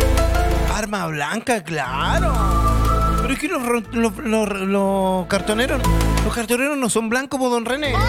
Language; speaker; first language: Spanish; native; Spanish